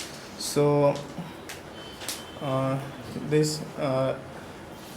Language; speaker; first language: English; non-native, learner; Hindi